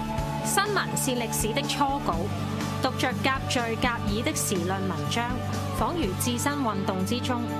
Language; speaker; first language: Chinese; native; Chinese